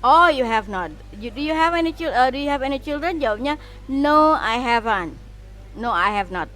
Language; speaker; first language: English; non-native, fluent; Indonesian